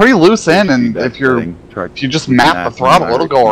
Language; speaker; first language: English; native; English